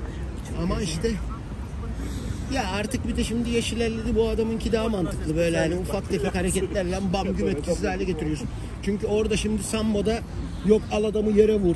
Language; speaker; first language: Turkish; native; Turkish